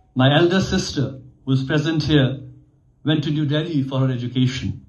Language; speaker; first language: English; non-native, local second language; Urdu